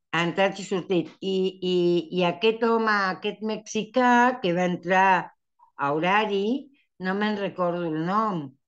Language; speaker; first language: Catalan; early bilingual, heritage; Spanish